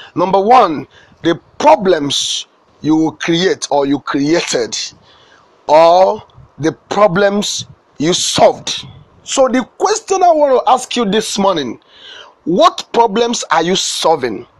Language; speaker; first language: English; non-native, local second language; Igbo